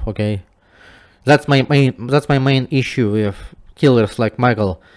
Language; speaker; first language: English; non-native, fluent; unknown